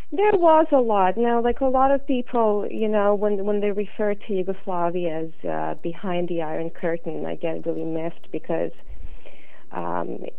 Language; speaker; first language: English; non-native, fluent; Serbian